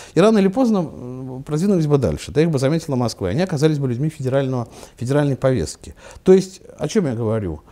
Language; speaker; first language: Russian; native; Russian